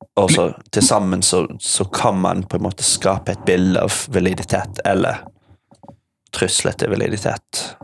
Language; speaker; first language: Norwegian; non-native, fluent; English